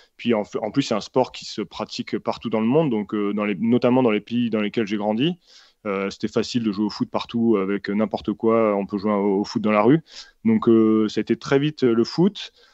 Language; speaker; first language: French; native; French